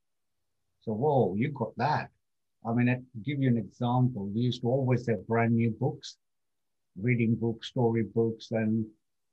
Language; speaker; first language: English; non-native, local second language; Gujarati